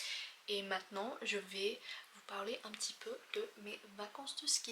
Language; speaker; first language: French; non-native, fluent; English